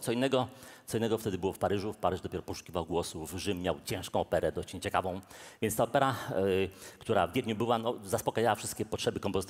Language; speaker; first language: Polish; native; Polish